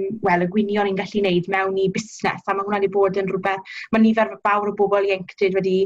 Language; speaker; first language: Welsh; native; Welsh